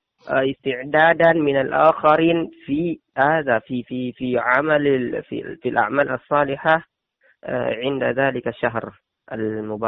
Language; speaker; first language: Arabic; non-native, learner; Indonesian